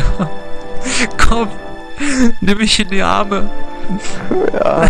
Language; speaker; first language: German; native; German